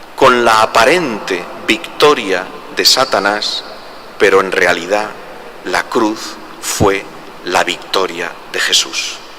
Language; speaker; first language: Spanish; native; Spanish